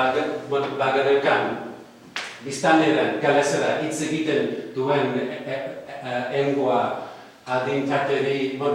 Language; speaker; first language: Basque; non-native, fluent; Welsh